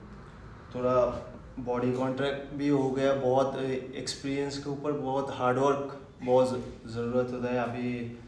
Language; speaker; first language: Hindi; non-native, local second language; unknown